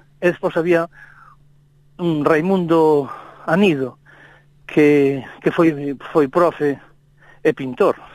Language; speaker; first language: Galician; non-native, local second language; Spanish